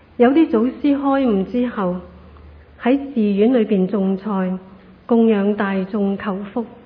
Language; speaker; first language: Chinese; non-native, local second language; Cantonese